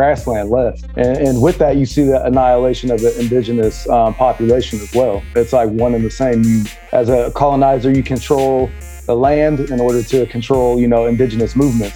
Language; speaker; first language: English; native; English